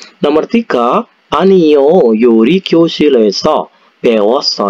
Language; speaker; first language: Korean; non-native, fluent; Indonesian